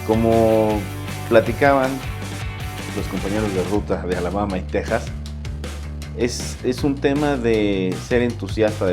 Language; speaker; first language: Spanish; native; Spanish